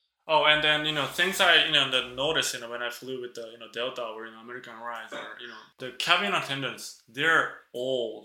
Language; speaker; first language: English; non-native, fluent; Japanese